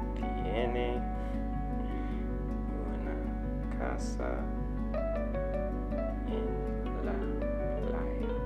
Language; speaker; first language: Spanish; non-native, learner; English